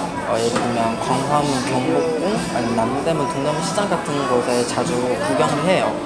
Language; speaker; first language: Korean; non-native, learner; Chinese